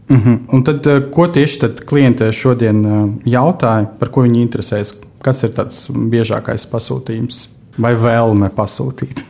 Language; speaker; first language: Latvian; non-native, local second language; Russian